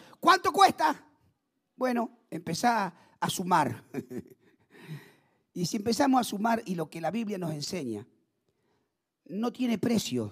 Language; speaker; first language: Spanish; native; Spanish